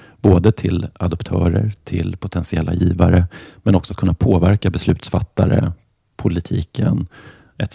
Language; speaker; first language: Swedish; native; Swedish